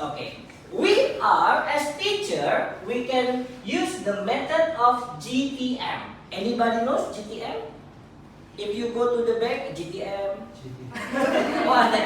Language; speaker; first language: English; non-native, fluent; Indonesian